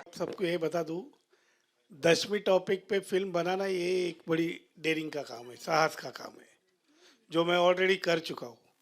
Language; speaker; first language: Hindi; native; Hindi